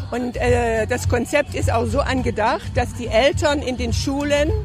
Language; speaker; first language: German; non-native, fluent; Arabic